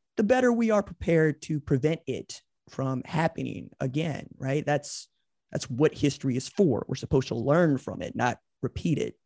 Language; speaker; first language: English; native; English